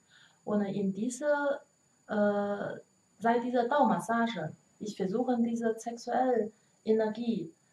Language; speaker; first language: German; non-native, learner; Chinese